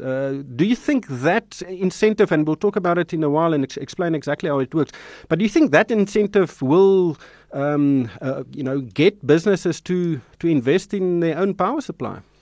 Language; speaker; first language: English; non-native, local second language; Afrikaans